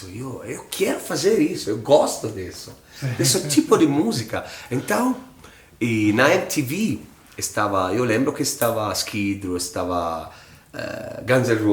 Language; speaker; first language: Portuguese; non-native, fluent; Italian